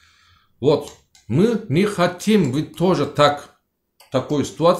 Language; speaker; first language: Russian; non-native, learner; Turkish